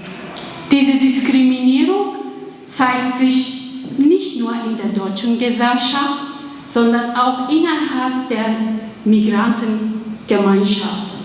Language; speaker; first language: German; non-native, fluent; Kurdish